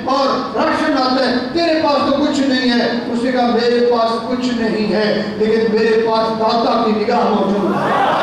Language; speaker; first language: Urdu; non-native, local second language; Punjabi